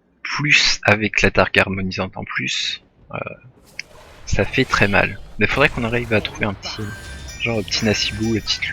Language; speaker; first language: French; native; French